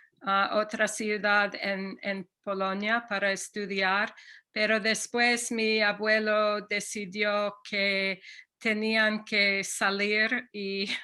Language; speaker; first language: Spanish; non-native, fluent; English